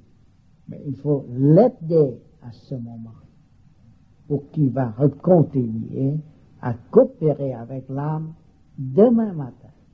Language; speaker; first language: French; non-native, learner; Vietnamese